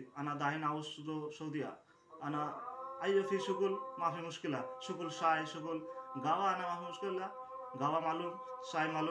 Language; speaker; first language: Arabic; non-native, learner; Bangla